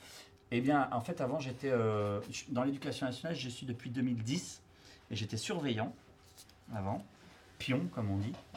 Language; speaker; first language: French; native; French